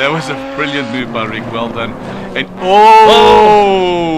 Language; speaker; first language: English; native; English